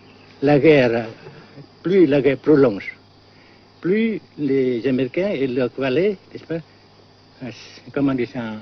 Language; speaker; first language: French; non-native, fluent; Vietnamese